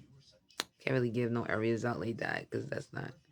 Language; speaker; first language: English; native; English